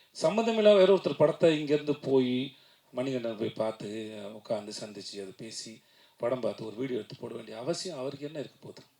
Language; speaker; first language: Tamil; native; Tamil